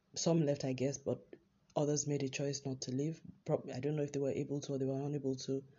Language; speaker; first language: English; non-native, local second language; Yoruba